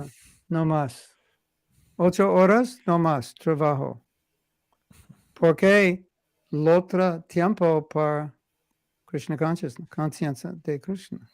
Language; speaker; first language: Spanish; non-native, learner; English